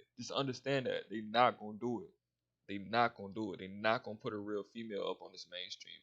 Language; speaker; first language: English; native; English